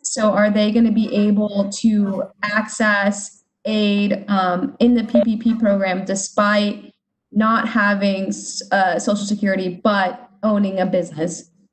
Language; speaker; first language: English; early bilingual, other home language; Spanish